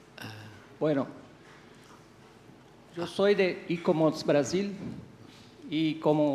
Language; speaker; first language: Spanish; non-native, fluent; Portuguese